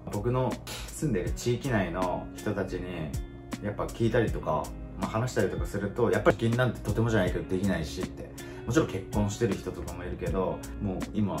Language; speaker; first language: Japanese; native; Japanese